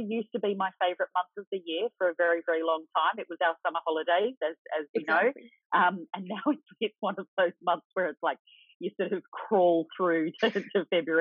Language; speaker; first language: English; native; English